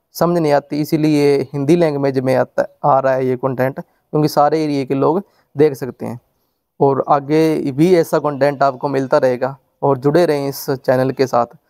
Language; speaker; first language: Hindi; non-native, local second language; Punjabi